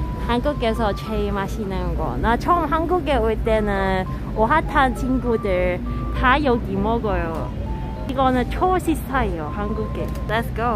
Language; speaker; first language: Korean; non-native, learner; Cantonese